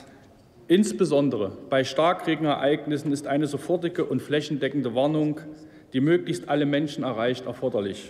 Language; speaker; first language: German; native; German